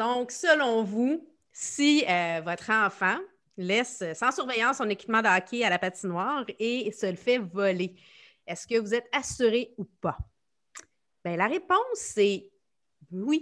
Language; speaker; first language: French; native; French